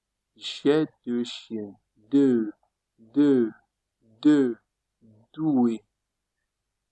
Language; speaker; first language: French; non-native, fluent; Italian